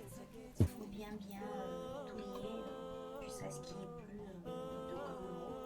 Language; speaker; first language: French; non-native, local second language; Malagasy